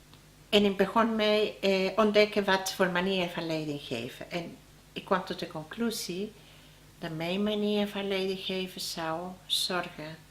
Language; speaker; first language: Dutch; non-native, learner; Spanish